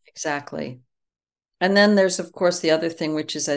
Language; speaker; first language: English; native; English